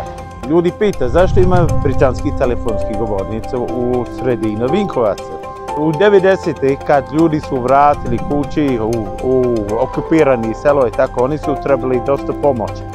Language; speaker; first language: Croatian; non-native, learner; English